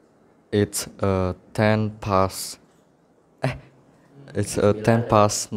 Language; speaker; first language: English; non-native, learner; Indonesian